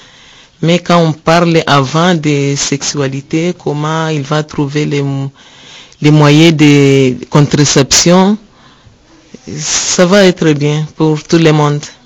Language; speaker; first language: French; non-native, learner; Rundi